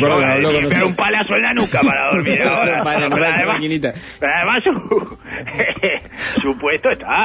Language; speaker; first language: Spanish; native; Spanish